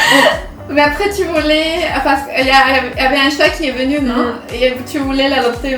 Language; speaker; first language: French; non-native, fluent; Spanish